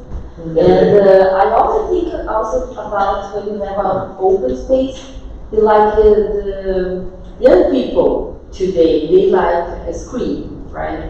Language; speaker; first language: English; non-native, fluent; Portuguese